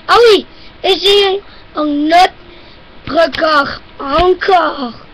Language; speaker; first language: French; non-native, local second language; English